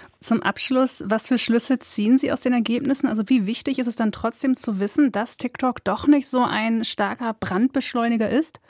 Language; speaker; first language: German; native; German